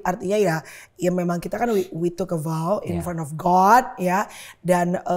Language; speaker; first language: Indonesian; native; Indonesian